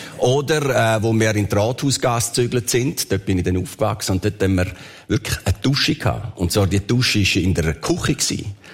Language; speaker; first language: German; early bilingual, other home language; Italian